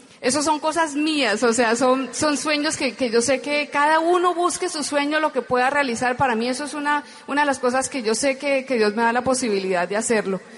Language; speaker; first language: Spanish; native; Spanish